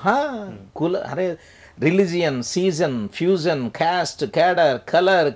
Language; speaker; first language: English; non-native, local second language; Telugu